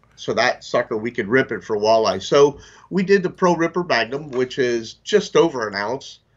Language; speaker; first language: English; native; English